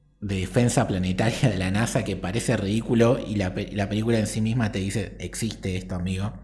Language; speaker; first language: Spanish; native; Spanish